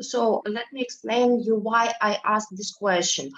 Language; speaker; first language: English; non-native, fluent; Ukrainian